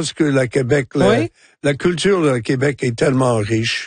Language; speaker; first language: French; non-native, fluent; English